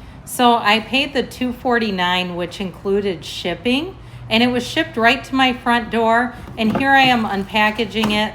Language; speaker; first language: English; native; English